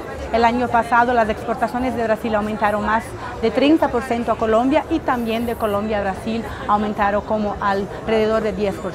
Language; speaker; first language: Spanish; non-native, fluent; Portuguese